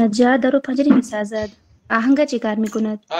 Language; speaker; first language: Persian; non-native, learner; Urdu